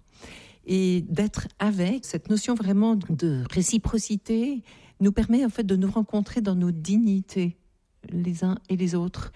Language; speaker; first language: French; native; French